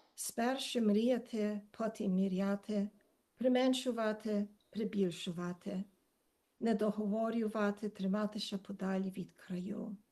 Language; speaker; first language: Ukrainian; early bilingual, heritage; Ukrainian